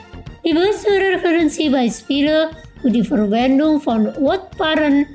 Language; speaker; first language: German; non-native, fluent; Indonesian